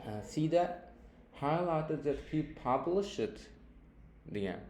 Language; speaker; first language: English; non-native, fluent; Uzbek